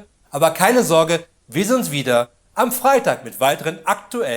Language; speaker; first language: German; native; German